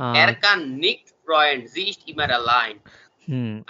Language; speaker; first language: German; non-native, learner; Bangla